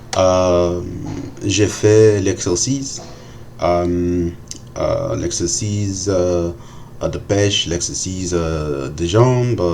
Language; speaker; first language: French; non-native, learner; English